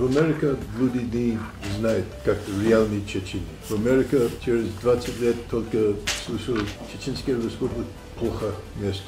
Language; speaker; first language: Russian; non-native, learner; English